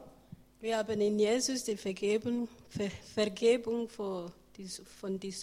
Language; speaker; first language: German; non-native, learner; English